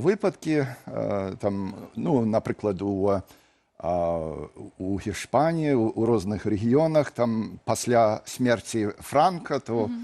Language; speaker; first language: Belarusian; non-native, fluent; English